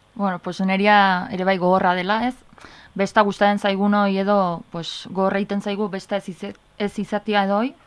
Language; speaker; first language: Basque; native; Basque